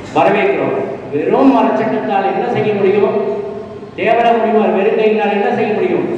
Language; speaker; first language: Tamil; non-native, local second language; Kannada